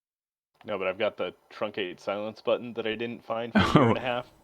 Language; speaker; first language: English; native; English